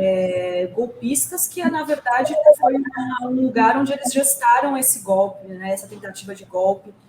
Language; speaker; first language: Portuguese; native; Portuguese